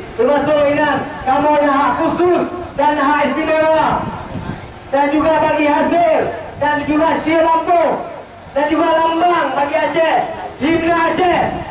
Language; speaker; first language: Malay; non-native, local second language; Achinese